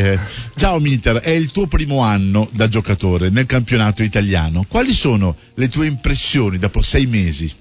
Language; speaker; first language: Italian; native; Italian